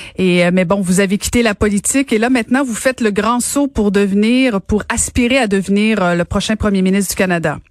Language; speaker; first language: French; native; French